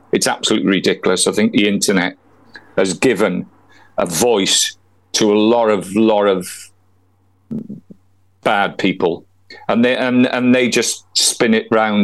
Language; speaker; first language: English; native; English